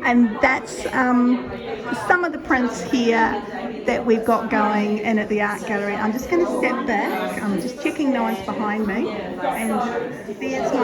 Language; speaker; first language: English; native; English